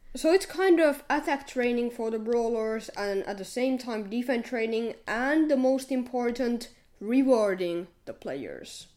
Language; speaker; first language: English; non-native, fluent; Finnish